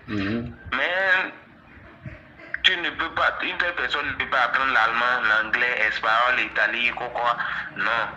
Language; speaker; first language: French; non-native, local second language; Fon